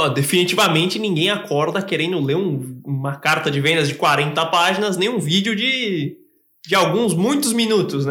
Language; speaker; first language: Portuguese; native; Portuguese